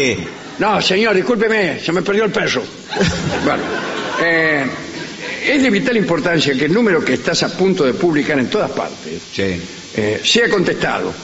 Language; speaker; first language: Spanish; native; Spanish